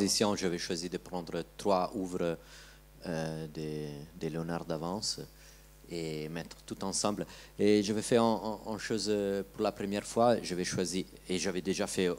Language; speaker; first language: French; non-native, learner; Italian